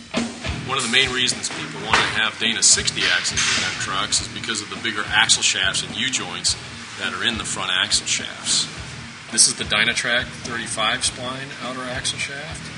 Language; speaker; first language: English; native; English